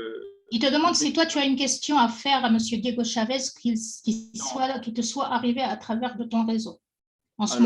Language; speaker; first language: French; non-native, fluent; Spanish